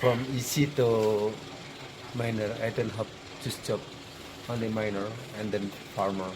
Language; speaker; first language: English; non-native, learner; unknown